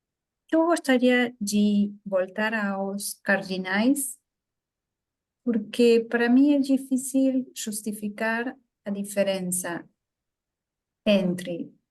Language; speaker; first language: Portuguese; non-native, learner; Spanish